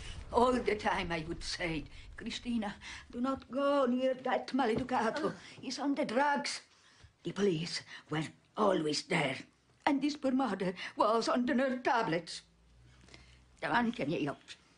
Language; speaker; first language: English; non-native, fluent; Italian